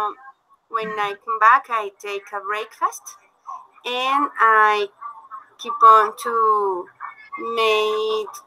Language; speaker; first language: English; non-native, learner; Spanish